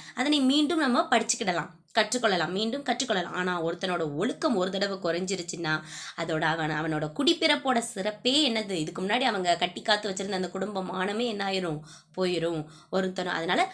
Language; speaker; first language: Tamil; native; Tamil